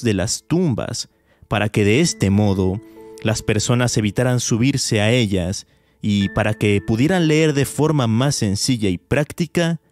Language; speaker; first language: Spanish; native; Spanish